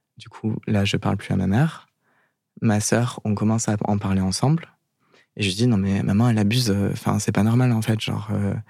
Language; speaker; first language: French; native; French